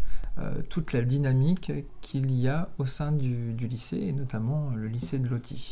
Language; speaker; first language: French; native; French